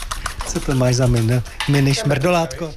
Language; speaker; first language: Czech; native; Czech